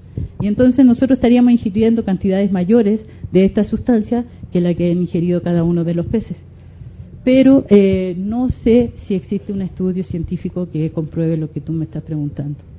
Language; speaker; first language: Spanish; native; Spanish